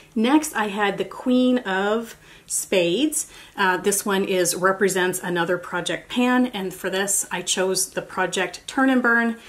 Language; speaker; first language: English; native; English